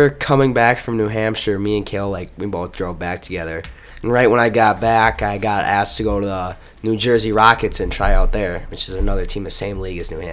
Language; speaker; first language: English; native; English